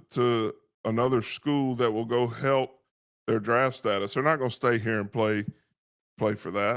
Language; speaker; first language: English; native; English